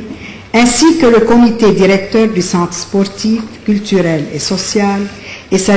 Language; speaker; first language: French; non-native, local second language; Arabic